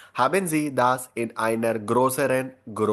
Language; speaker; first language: German; non-native, learner; Hindi